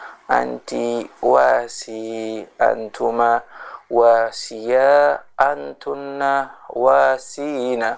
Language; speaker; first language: Arabic; non-native, fluent; Indonesian